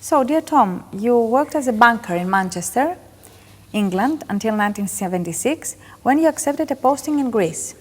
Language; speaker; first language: English; non-native, fluent; Greek